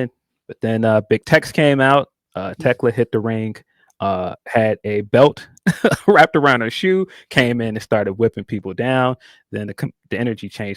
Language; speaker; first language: English; native; English